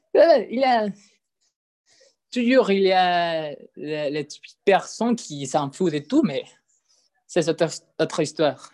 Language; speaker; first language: French; non-native, learner; Spanish